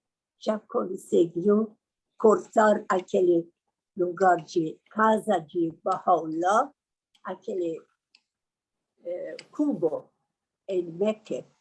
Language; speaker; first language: Portuguese; non-native, learner; Persian